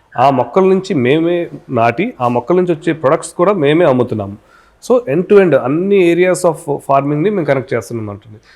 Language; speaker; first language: Telugu; native; Telugu